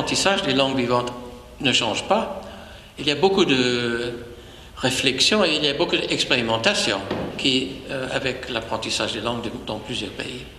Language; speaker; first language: French; non-native, fluent; English